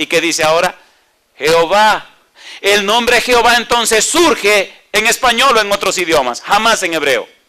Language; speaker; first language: Spanish; native; Spanish